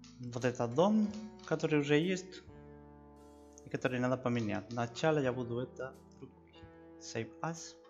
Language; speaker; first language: Russian; non-native, learner; Spanish